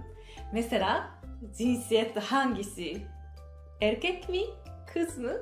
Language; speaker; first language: Turkish; non-native, fluent; Japanese